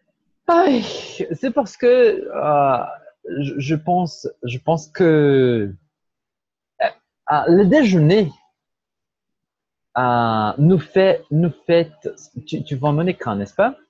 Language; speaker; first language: French; non-native, fluent; Portuguese